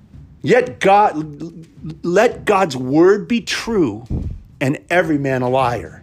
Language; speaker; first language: English; native; English